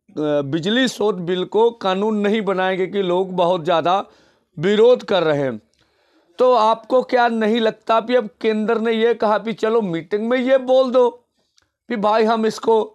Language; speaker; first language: Hindi; non-native, local second language; Punjabi